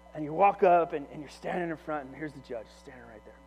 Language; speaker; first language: English; native; English